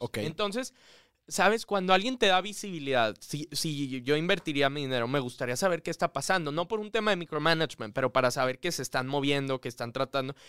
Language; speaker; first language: Spanish; native; Spanish